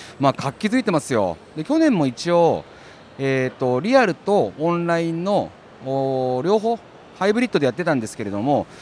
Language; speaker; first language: Japanese; native; Japanese